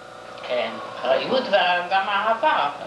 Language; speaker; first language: Hebrew; non-native, fluent; Yiddish